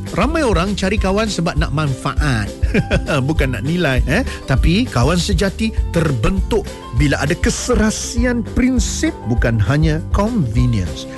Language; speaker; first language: Malay; native; Malay